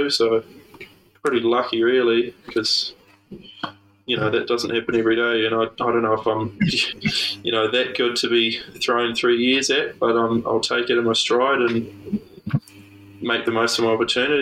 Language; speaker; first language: English; native; English